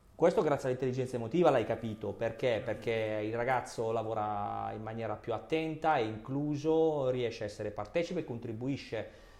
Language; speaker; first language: Italian; native; Italian